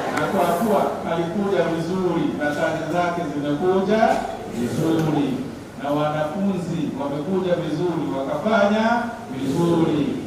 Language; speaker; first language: Swahili; native; Swahili